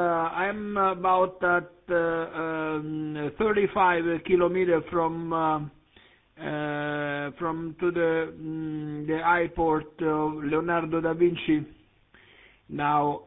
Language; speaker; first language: English; non-native, learner; Italian